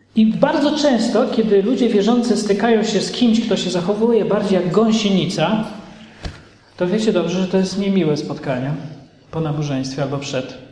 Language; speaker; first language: Polish; native; Polish